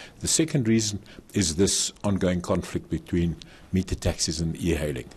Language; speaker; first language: English; non-native, local second language; Afrikaans